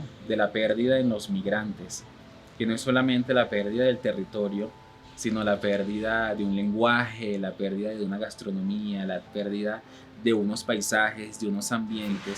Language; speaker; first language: Spanish; native; Spanish